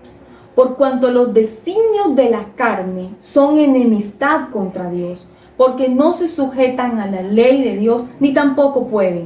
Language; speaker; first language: Spanish; native; Spanish